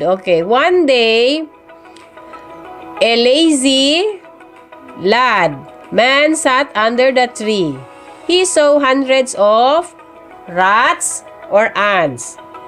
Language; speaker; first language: English; non-native, local second language; Tausug